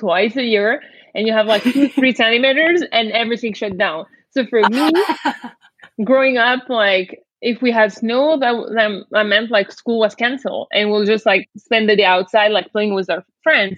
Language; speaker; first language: English; non-native, fluent; French